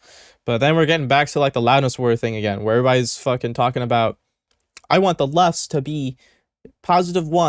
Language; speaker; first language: English; native; English